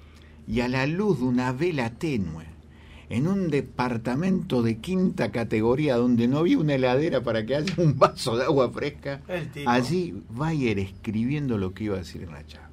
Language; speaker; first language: Spanish; native; Spanish